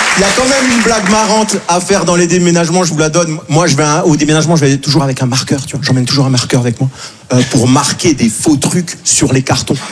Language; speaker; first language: French; native; French